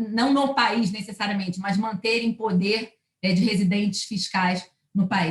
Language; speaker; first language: Portuguese; native; Portuguese